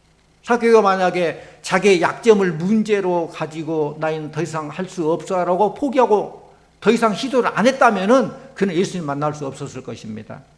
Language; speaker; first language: Korean; native; Korean